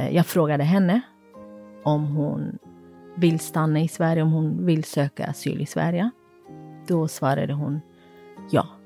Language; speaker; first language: Swedish; non-native, fluent; Kurdish